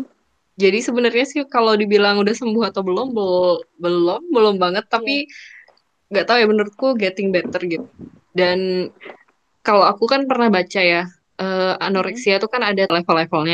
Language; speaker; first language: Indonesian; native; Indonesian